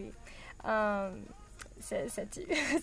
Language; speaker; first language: French; non-native, learner; English